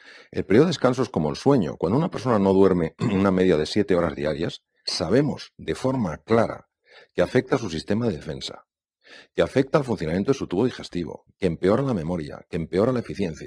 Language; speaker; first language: Spanish; native; Spanish